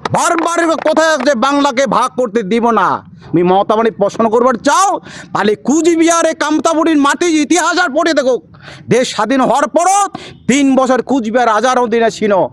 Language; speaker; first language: Bangla; non-native, local second language; Rangpuri